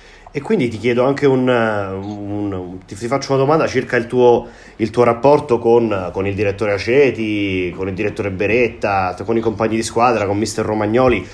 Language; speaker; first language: Italian; native; Italian